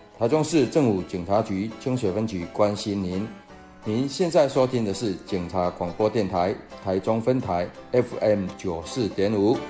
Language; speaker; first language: Chinese; native; Chinese